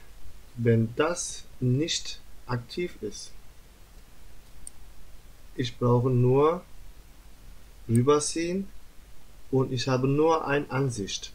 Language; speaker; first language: German; non-native, learner; Turkish